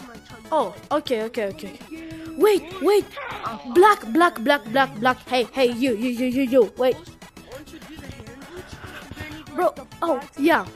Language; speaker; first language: English; non-native, fluent; Greek